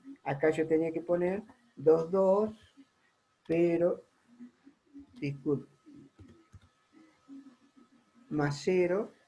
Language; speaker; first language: Spanish; native; Spanish